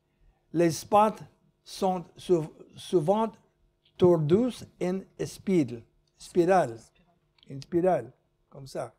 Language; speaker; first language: French; non-native, learner; English